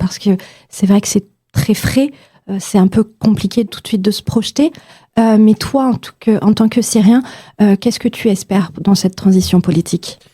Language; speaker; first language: French; native; French